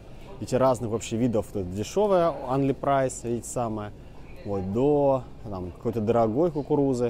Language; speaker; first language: Russian; native; Russian